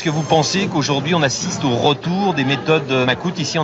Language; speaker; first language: French; native; French